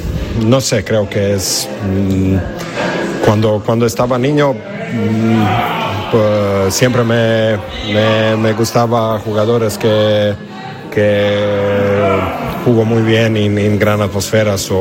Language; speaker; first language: Spanish; non-native, learner; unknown